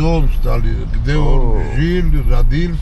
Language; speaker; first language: Russian; non-native, learner; Georgian